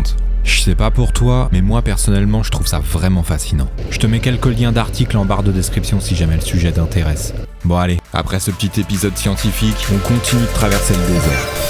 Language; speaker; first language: French; native; French